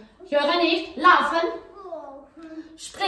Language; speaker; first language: German; non-native, fluent; Russian